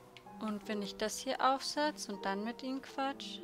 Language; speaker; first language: German; native; German